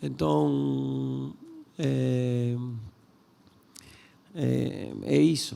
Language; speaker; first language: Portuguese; non-native, learner; Spanish